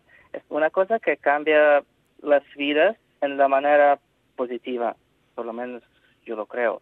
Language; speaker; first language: Spanish; non-native, fluent; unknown